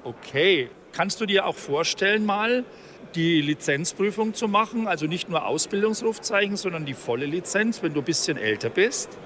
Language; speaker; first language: German; native; German